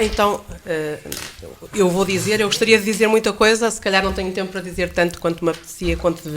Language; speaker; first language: Portuguese; native; Portuguese